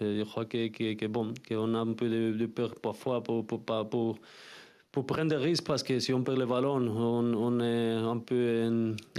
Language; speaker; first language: French; non-native, fluent; Spanish